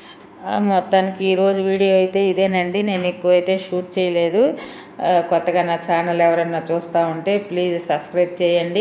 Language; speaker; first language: Telugu; native; Telugu